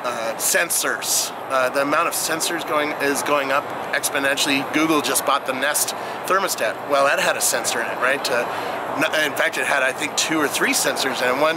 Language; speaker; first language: English; native; English